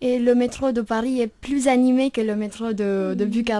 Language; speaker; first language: French; non-native, fluent; Romanian